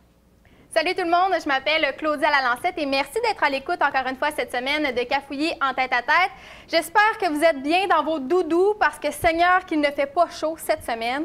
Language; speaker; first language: French; native; French